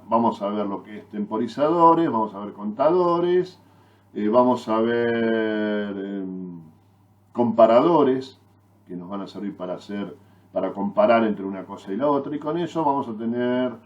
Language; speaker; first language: Spanish; native; Spanish